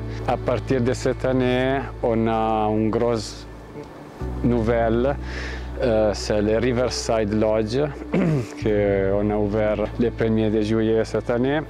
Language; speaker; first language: French; non-native, fluent; Italian